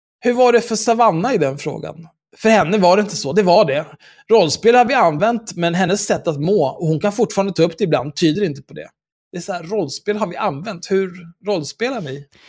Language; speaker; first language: Swedish; native; Swedish